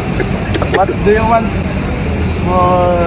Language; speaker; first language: English; non-native, learner; Filipino